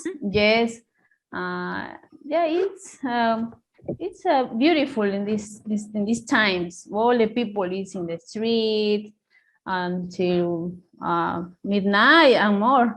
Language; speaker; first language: English; non-native, learner; Spanish